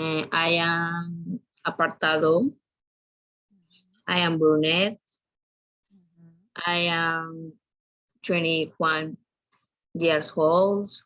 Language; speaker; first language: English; non-native, learner; Spanish